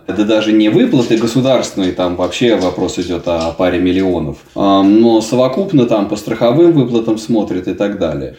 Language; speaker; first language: Russian; native; Russian